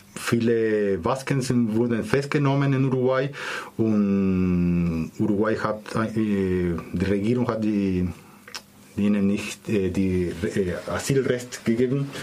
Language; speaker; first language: German; non-native, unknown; Spanish